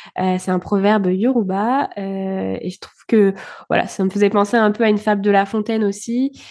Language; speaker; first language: French; early bilingual, other home language; Bulgarian